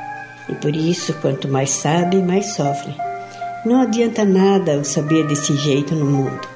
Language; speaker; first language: Portuguese; native; Portuguese